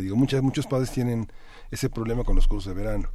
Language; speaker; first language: Spanish; native; Spanish